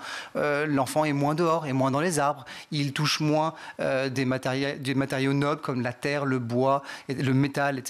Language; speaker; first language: French; native; French